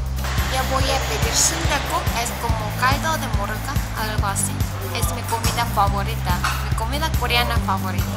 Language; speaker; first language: Spanish; non-native, learner; Korean